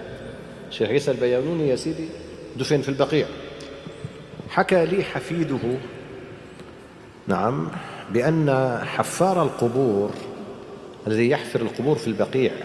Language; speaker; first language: Arabic; native; Arabic